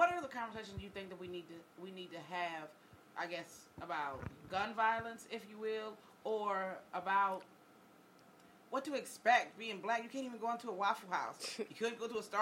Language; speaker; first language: English; native; English